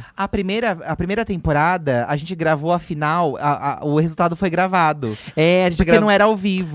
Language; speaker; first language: Portuguese; native; Portuguese